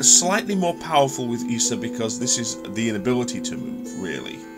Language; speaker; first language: English; native; English